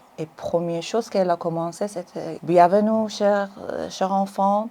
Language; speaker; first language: French; non-native, learner; Persian